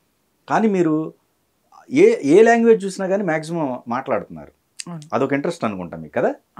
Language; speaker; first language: Telugu; native; Telugu